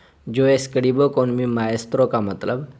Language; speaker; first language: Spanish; non-native, fluent; Urdu